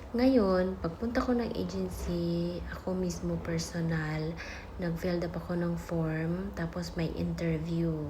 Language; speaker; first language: Filipino; non-native, local second language; Waray